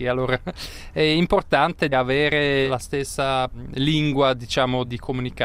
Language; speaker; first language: Italian; non-native, local second language; German